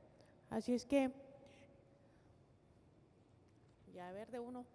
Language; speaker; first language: Spanish; native; Spanish